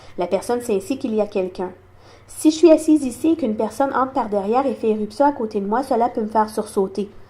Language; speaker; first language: French; non-native, local second language; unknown